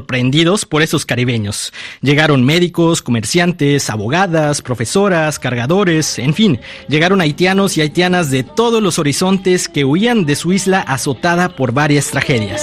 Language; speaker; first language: Spanish; native; Spanish